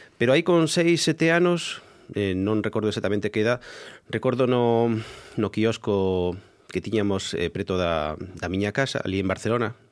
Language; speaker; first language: Galician; non-native, local second language; Spanish